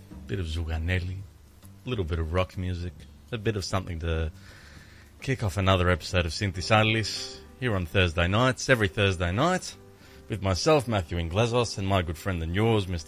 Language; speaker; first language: English; early bilingual, other home language; Greek